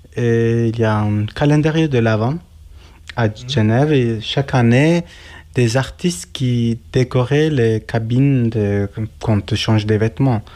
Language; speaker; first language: French; non-native, learner; Kurdish